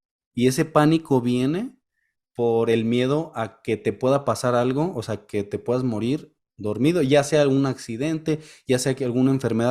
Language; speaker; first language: Spanish; native; Spanish